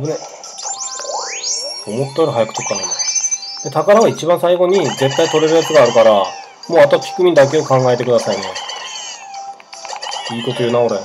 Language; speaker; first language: Japanese; native; Japanese